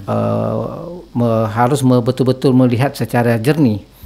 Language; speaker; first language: Indonesian; non-native, local second language; Achinese